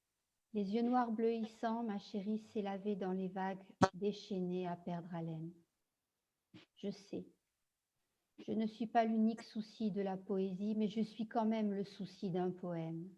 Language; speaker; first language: French; native; French